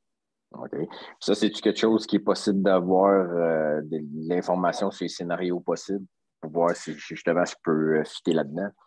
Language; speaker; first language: French; native; French